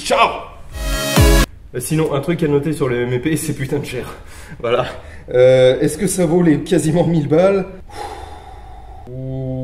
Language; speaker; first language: French; native; French